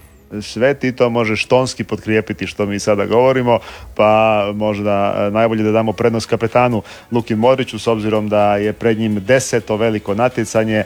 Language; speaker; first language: Serbian; native; Serbian